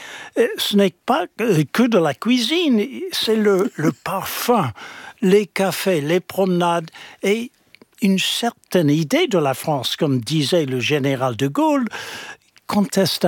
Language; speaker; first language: French; non-native, fluent; English